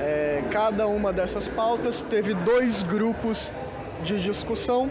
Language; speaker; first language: Portuguese; native; Portuguese